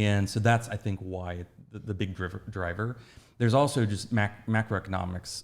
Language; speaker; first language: English; native; English